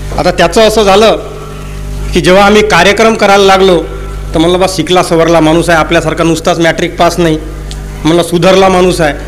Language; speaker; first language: Marathi; native; Marathi